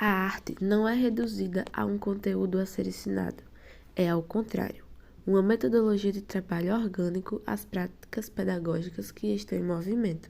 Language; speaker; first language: Portuguese; native; Portuguese